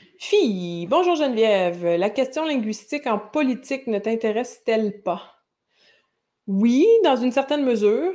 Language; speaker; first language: French; native; French